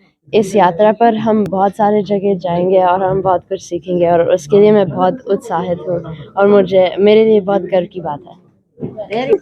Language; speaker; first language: Hindi; early bilingual, heritage; Hindi